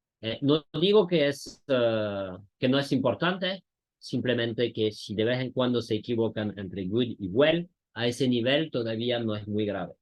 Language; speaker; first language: Spanish; non-native, fluent; French